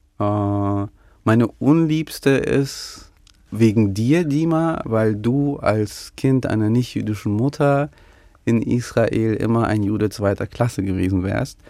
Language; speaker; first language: German; early bilingual, other home language; Russian